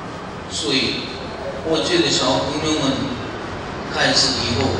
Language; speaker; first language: Chinese; non-native, learner; Korean